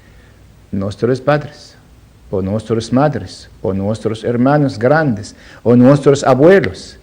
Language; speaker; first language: Spanish; non-native, learner; Arabic